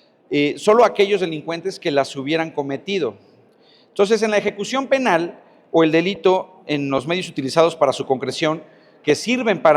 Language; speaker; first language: Spanish; native; Spanish